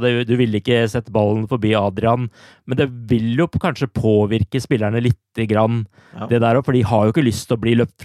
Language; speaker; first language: Norwegian; native; Norwegian